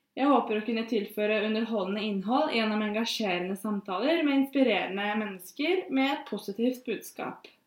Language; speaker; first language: Norwegian; native; Norwegian